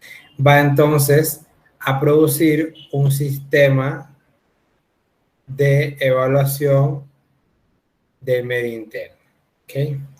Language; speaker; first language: Spanish; native; Spanish